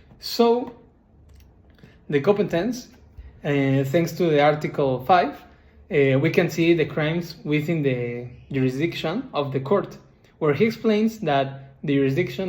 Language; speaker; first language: English; non-native, learner; Spanish